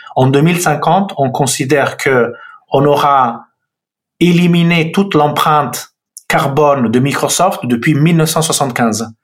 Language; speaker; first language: French; non-native, fluent; Italian